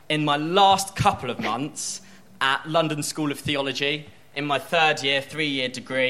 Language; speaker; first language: English; native; English